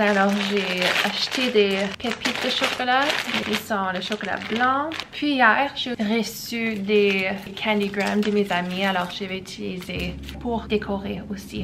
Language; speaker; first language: French; early bilingual, heritage; English